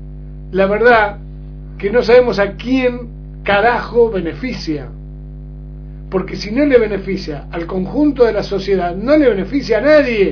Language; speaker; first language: Spanish; native; Spanish